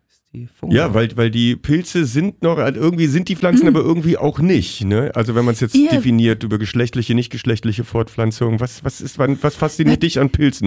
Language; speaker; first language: German; native; German